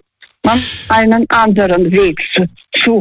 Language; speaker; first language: German; early bilingual, heritage; Russian